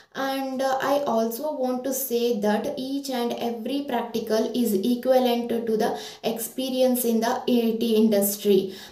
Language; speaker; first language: English; non-native, local second language; Kannada